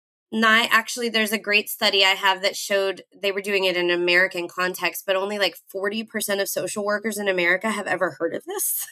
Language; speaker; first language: English; native; English